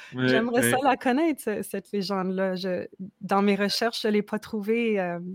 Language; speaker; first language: French; native; French